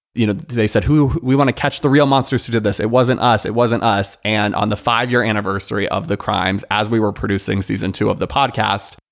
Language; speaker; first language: English; native; English